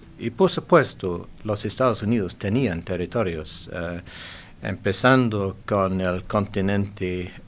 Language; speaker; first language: Spanish; non-native, fluent; English